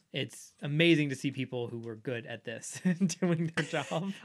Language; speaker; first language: English; native; English